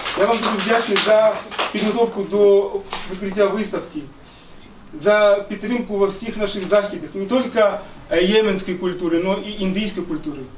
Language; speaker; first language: Ukrainian; non-native, fluent; Arabic